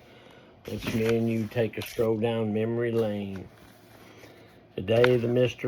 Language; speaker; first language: English; native; English